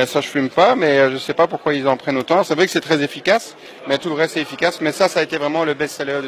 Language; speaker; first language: French; native; French